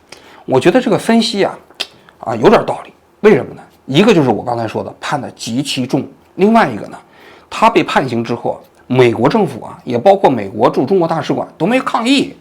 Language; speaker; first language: Chinese; native; Chinese